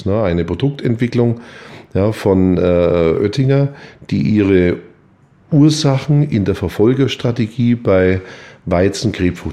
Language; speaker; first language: German; native; German